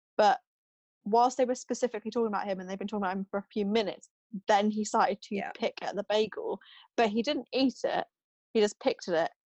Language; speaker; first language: English; non-native, fluent; German